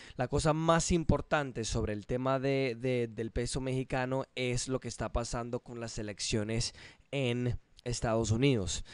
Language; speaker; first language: Spanish; early bilingual, heritage; English